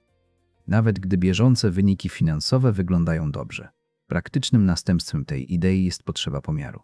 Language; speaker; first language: Polish; native; Polish